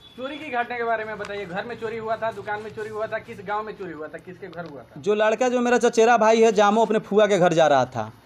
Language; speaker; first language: Hindi; native; Hindi